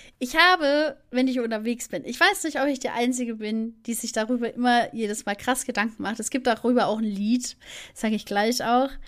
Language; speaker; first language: German; native; German